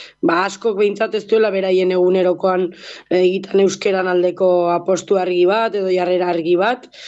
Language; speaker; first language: Basque; native; Basque